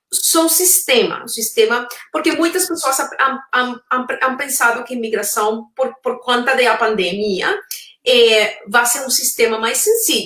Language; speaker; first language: Portuguese; non-native, fluent; Spanish